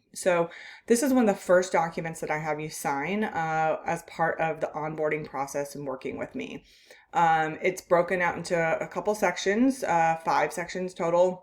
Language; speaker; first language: English; native; English